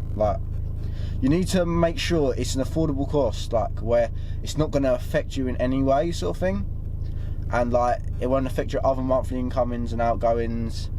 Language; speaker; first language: English; native; English